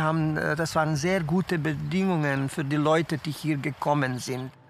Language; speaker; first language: German; non-native, local second language; Croatian